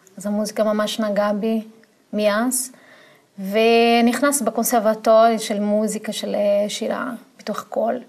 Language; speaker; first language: Hebrew; non-native, fluent; Portuguese